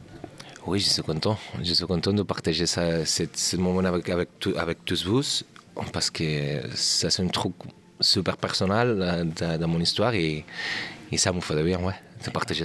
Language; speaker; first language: French; non-native, learner; Catalan